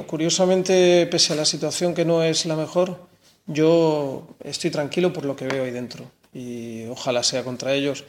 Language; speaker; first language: Spanish; native; Spanish